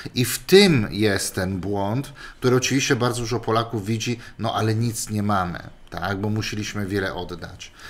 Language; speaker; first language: Polish; non-native, fluent; Italian